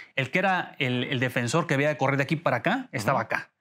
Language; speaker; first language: Spanish; native; Spanish